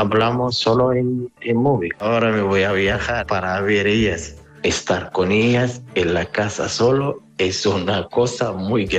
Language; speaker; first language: Spanish; non-native, learner; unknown